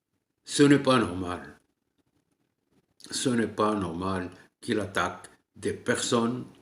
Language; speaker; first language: French; non-native, local second language; Arabic